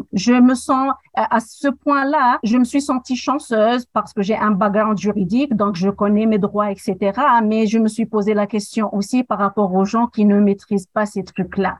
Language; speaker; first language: French; non-native, local second language; Arabic